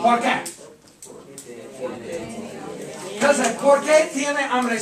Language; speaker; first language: Spanish; non-native, fluent; English